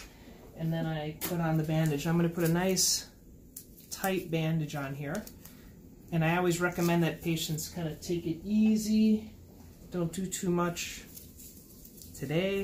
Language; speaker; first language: English; native; English